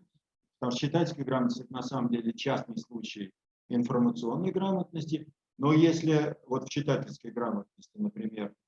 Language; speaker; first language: Russian; native; Russian